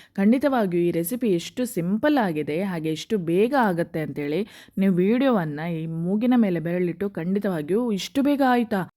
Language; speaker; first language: Kannada; non-native, local second language; Konkani